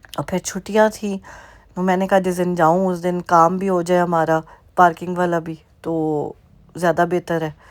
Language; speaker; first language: Urdu; native; Urdu